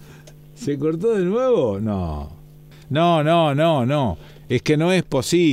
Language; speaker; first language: Spanish; native; Spanish